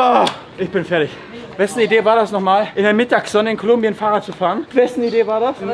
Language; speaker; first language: German; native; German